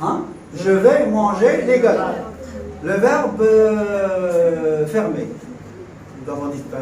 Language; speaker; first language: French; non-native, local second language; Arabic